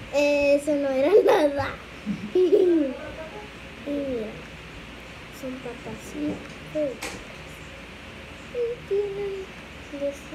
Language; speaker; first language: Spanish; early bilingual, heritage; Spanish